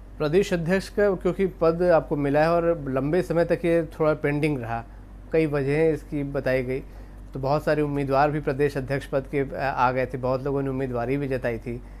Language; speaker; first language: Hindi; native; Hindi